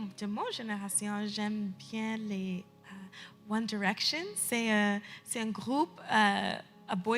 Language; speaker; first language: French; early bilingual, heritage; English